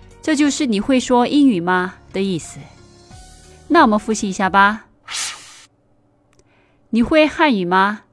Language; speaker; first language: Chinese; non-native, fluent; Korean